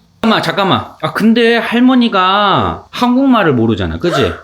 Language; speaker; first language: Korean; native; Korean